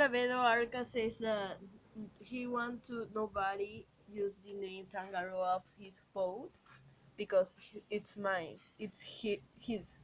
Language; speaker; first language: English; non-native, learner; Spanish